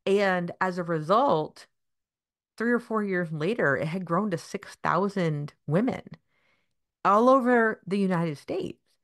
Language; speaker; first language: English; native; English